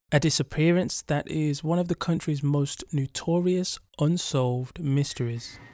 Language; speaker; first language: English; native; English